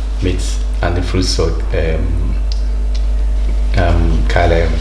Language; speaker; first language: German; non-native, learner; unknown